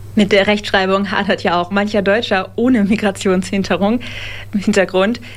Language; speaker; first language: German; native; German